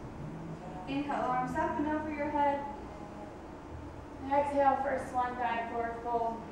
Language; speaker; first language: English; native; English